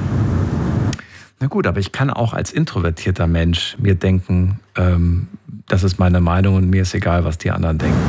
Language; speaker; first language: German; native; German